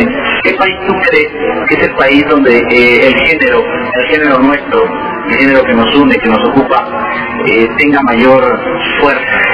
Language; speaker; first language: Spanish; native; Spanish